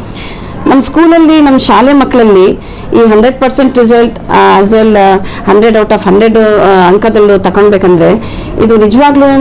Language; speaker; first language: Kannada; non-native, local second language; Urdu